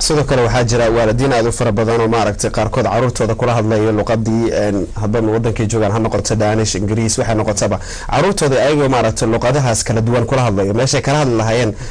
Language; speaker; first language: Somali; early bilingual, heritage; Somali